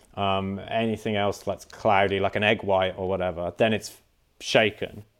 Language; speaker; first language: English; native; English